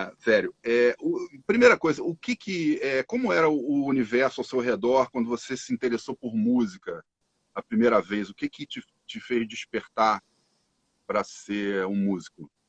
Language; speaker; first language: Portuguese; native; Portuguese